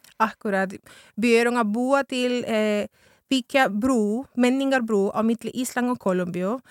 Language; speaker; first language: Icelandic; non-native, fluent; Spanish